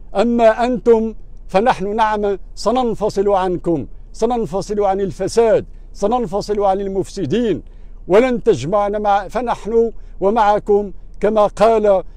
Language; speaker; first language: Arabic; non-native, local second language; Riffian